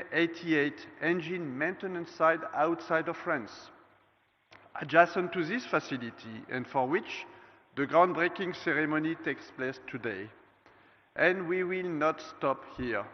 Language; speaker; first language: English; non-native, fluent; French